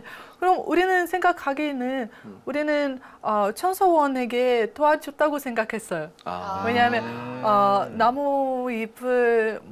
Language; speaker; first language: Korean; non-native, learner; Russian